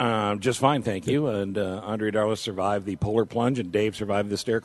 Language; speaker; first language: English; native; English